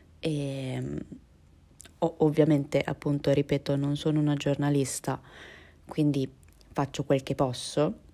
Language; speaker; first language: Italian; early bilingual, other home language; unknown